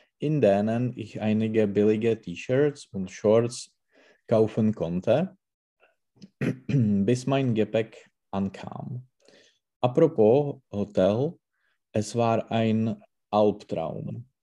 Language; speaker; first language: German; non-native, learner; Czech